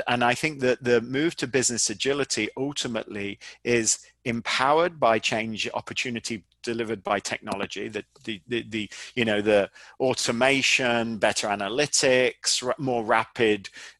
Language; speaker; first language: English; native; English